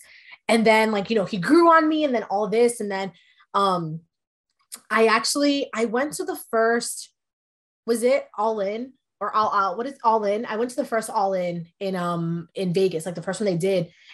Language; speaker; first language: English; early bilingual, other home language; Spanish